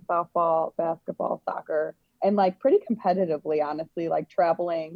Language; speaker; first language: English; native; English